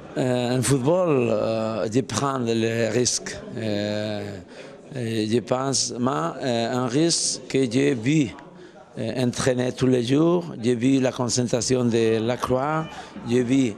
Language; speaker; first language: French; non-native, learner; Spanish